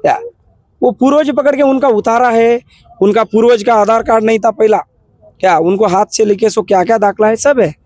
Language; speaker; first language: Hindi; non-native, local second language; Kannada